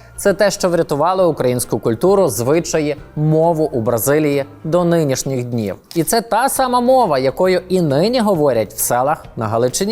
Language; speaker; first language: Ukrainian; native; Ukrainian